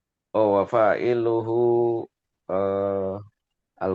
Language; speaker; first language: Arabic; non-native, learner; Indonesian